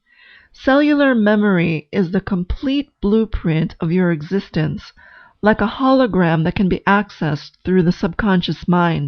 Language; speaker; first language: English; native; English